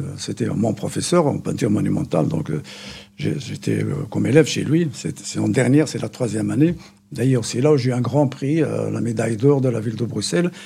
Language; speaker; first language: French; non-native, local second language; Arabic